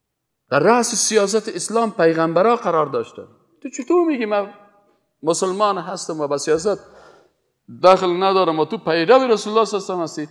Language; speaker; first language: Persian; native; Persian